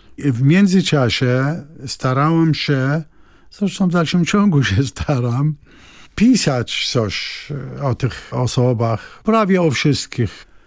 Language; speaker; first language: Polish; non-native, fluent; Arabic